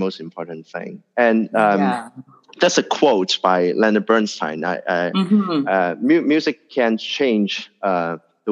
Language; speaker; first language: English; non-native, local second language; Cantonese